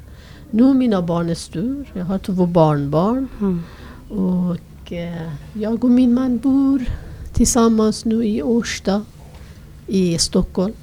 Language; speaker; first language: Swedish; non-native, fluent; Persian